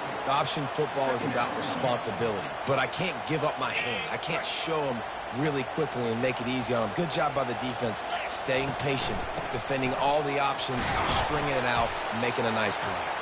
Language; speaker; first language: English; native; English